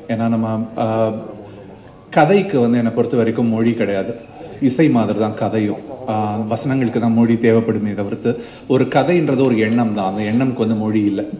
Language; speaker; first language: Tamil; native; Tamil